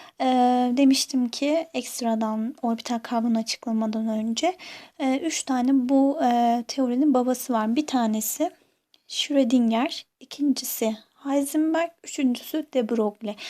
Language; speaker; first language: Turkish; native; Turkish